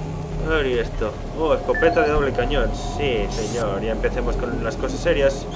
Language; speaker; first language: Spanish; native; Spanish